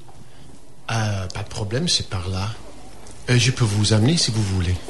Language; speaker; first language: French; non-native, fluent; English